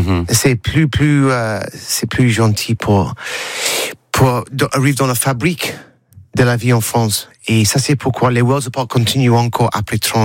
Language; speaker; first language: French; non-native, learner; English